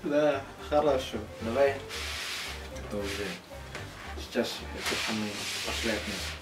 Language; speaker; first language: Russian; non-native, learner; Indonesian